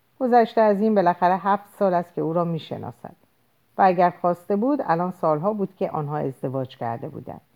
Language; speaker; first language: Persian; native; Persian